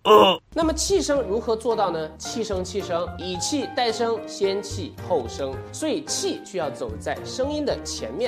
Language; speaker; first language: Chinese; native; Chinese